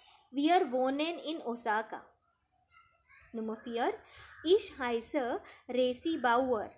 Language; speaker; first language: German; non-native, fluent; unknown